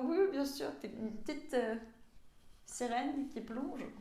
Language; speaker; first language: French; native; French